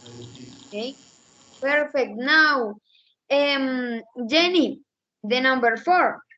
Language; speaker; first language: English; non-native, learner; Spanish